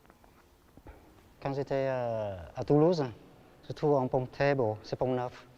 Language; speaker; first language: French; non-native, learner; Vietnamese